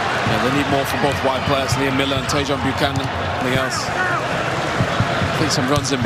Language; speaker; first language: English; native; English